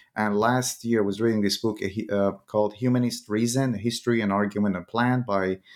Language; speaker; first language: English; non-native, fluent; Persian